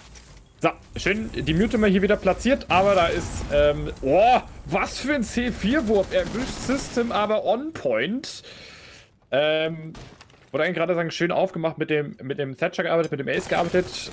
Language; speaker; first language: German; native; German